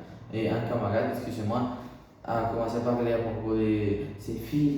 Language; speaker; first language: French; non-native, learner; Spanish